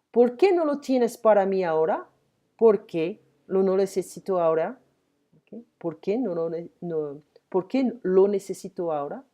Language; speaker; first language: Spanish; non-native, fluent; French